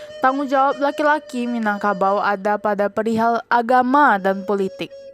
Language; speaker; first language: Indonesian; native; Indonesian